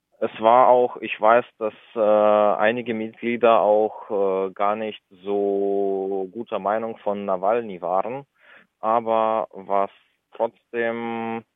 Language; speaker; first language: German; early bilingual, other home language; Russian